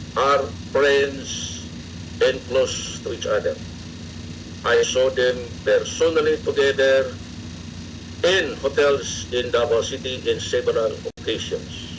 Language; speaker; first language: English; non-native, local second language; Cebuano